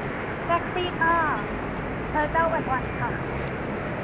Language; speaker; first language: Thai; native; Thai